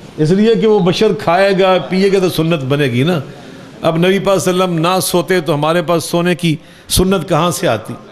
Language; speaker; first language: Urdu; non-native, local second language; Punjabi